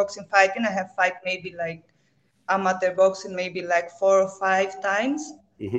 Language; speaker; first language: English; non-native, learner; Greek